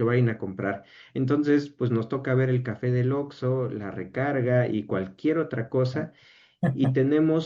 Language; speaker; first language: Spanish; native; Spanish